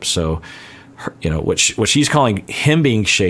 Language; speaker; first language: English; native; English